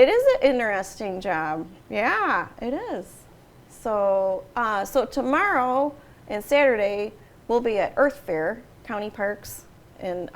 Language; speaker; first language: English; native; English